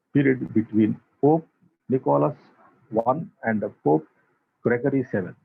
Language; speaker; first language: English; non-native, local second language; Telugu